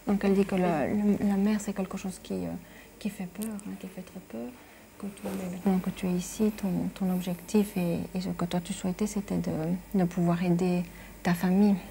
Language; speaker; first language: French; native; French